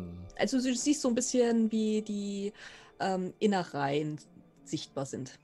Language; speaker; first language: German; native; German